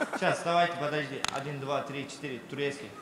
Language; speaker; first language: Russian; non-native, learner; Turkish